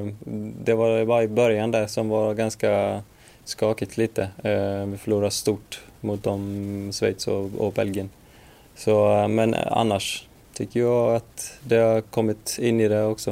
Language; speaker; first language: Swedish; non-native, fluent; Icelandic